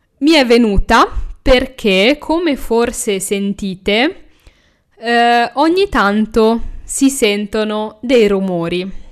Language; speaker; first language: Italian; native; Italian